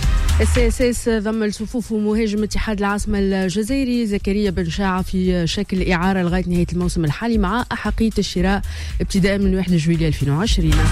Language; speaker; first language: Arabic; native; Arabic